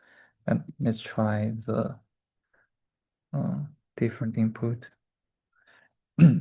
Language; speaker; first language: English; non-native, learner; Chinese